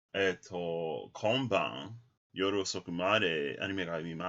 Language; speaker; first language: Japanese; non-native, learner; English